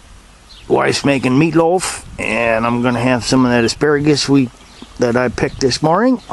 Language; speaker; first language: English; native; English